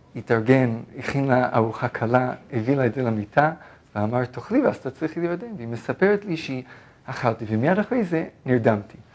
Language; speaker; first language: Hebrew; non-native, fluent; English